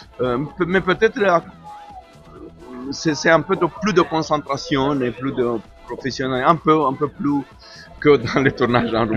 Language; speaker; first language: French; non-native, fluent; Romanian